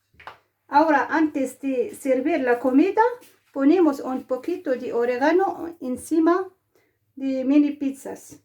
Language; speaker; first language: Spanish; non-native, fluent; Arabic